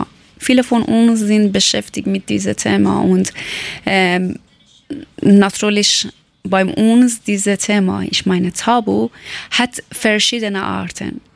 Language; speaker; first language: German; non-native, learner; Persian